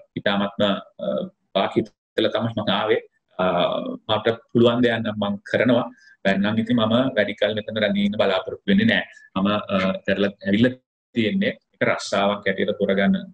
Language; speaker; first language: Sinhala; non-native, local second language; Tamil